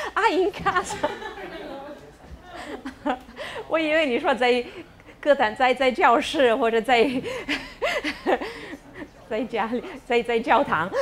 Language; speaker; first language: Chinese; non-native, fluent; Italian